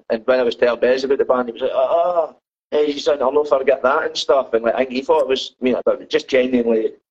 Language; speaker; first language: English; native; English